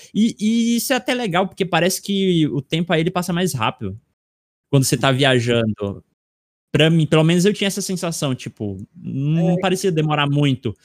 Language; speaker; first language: Portuguese; native; Portuguese